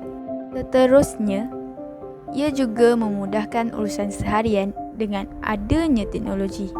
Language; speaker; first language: Malay; native; Malay